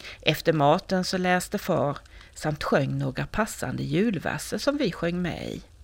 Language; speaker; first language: Swedish; native; Swedish